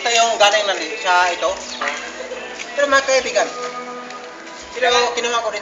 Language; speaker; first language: Filipino; non-native, local second language; Cebuano